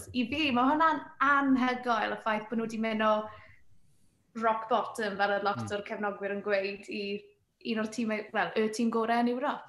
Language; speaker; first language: Welsh; native; Welsh